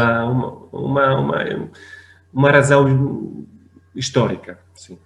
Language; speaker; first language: Portuguese; non-native, fluent; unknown